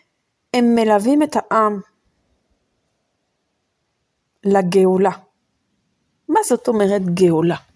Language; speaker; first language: Hebrew; non-native, fluent; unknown